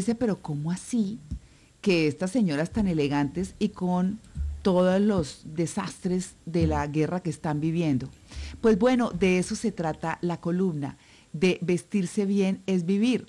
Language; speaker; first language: Spanish; native; Spanish